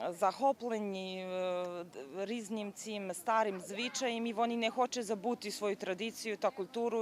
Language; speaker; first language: Ukrainian; non-native, learner; Serbian